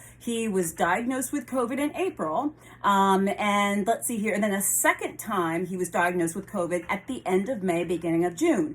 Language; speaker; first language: English; native; English